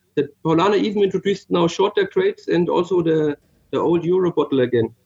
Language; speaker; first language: English; non-native, fluent; German